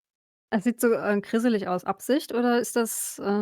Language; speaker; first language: German; native; German